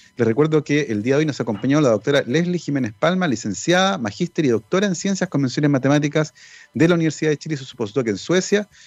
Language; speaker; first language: Spanish; native; Spanish